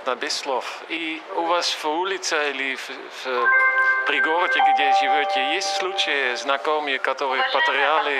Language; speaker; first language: Russian; non-native, fluent; Dutch